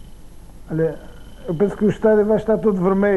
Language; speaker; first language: Portuguese; native; Portuguese